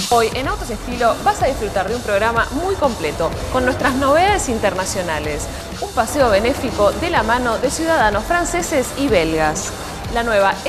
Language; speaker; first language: Spanish; native; Spanish